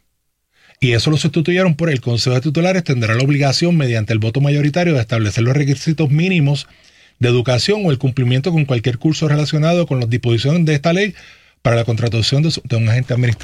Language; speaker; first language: Spanish; native; Spanish